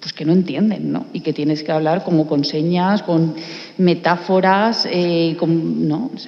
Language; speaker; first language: Spanish; non-native, local second language; Catalan